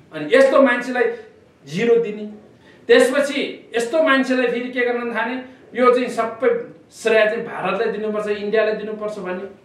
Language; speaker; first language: Nepali; non-native, local second language; Eastern Tamang